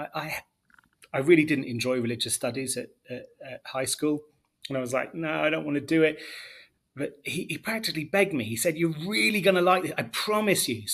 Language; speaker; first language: English; native; English